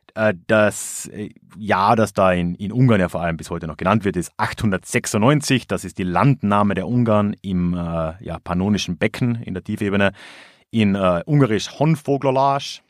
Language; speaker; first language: German; native; German